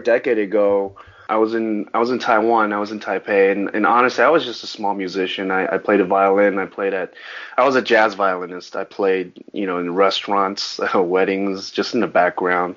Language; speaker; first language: English; early bilingual, other home language; Chinese